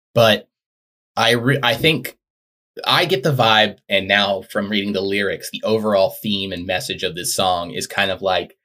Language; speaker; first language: English; native; English